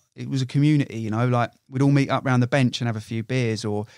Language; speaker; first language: English; native; English